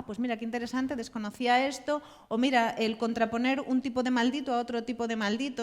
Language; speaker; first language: Spanish; native; Spanish